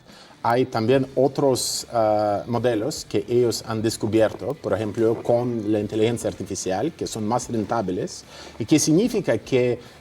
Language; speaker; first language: Spanish; non-native, fluent; Russian